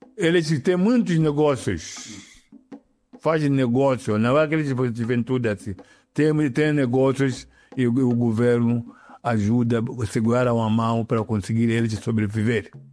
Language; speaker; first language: Portuguese; non-native, local second language; Yao